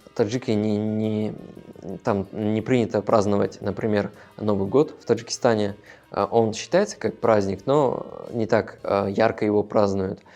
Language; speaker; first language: Russian; non-native, local second language; Tajik